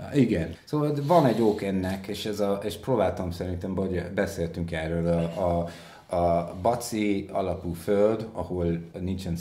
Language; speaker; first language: Hungarian; non-native, fluent; English